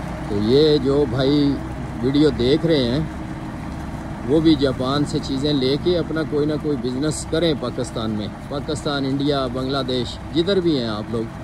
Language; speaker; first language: Urdu; non-native, local second language; Punjabi